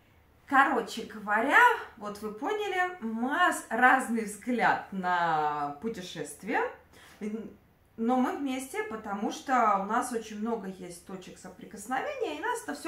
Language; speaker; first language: Russian; native; Russian